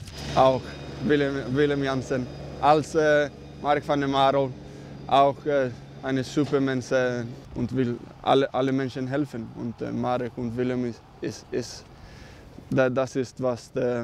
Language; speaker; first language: Dutch; non-native, fluent; Swedish